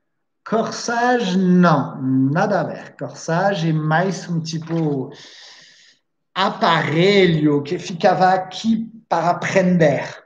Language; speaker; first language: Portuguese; non-native, fluent; French